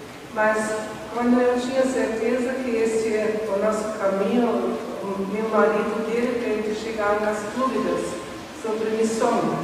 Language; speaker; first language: Portuguese; non-native, fluent; German